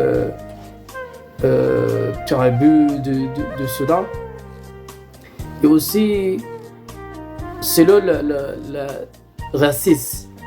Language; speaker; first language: French; non-native, learner; Arabic